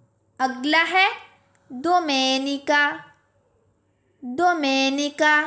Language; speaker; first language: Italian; non-native, fluent; Urdu